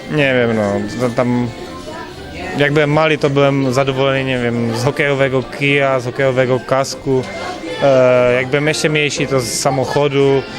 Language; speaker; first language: Polish; non-native, learner; Czech